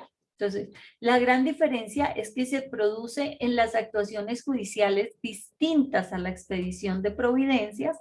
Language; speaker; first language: Spanish; native; Spanish